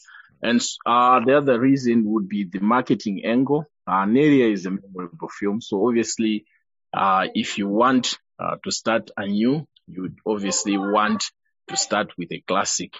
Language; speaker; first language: English; non-native, local second language; Shona